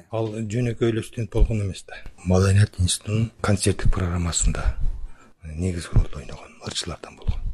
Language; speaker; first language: Kyrgyz; native; Kyrgyz